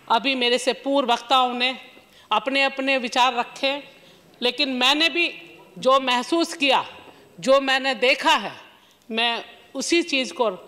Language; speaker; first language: Hindi; native; Hindi